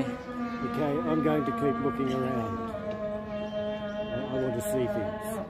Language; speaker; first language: English; native; English